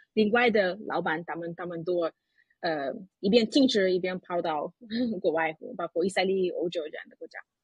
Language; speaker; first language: Chinese; non-native, fluent; Russian